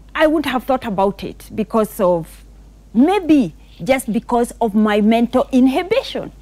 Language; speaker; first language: English; non-native, local second language; Kikuyu